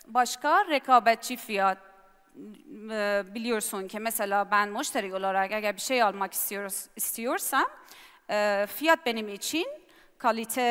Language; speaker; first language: Turkish; non-native, learner; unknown